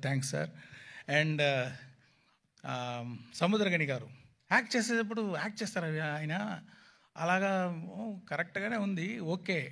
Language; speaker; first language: Telugu; non-native, local second language; Tamil